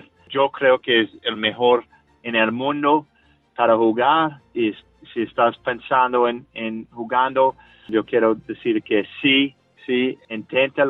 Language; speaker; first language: Spanish; non-native, learner; English